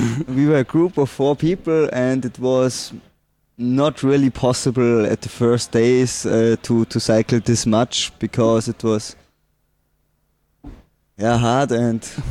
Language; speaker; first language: English; non-native, fluent; German